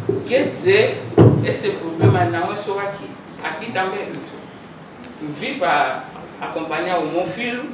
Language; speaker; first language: Portuguese; non-native, local second language; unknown